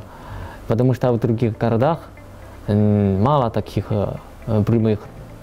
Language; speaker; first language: Russian; non-native, learner; Chinese